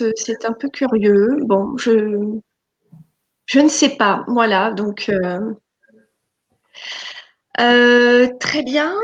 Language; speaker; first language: French; native; French